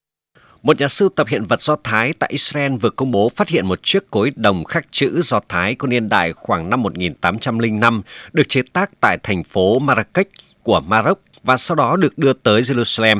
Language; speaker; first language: Vietnamese; native; Vietnamese